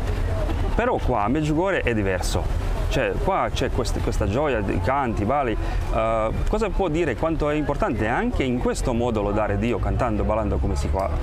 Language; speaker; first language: Italian; non-native, fluent; Croatian